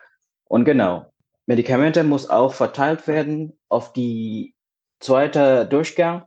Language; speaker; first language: German; non-native, fluent; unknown